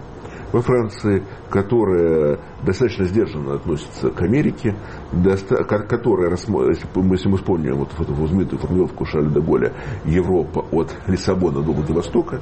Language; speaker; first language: Russian; native; Russian